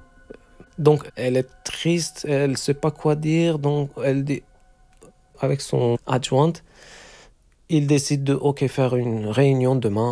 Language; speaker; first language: French; non-native, fluent; Turkish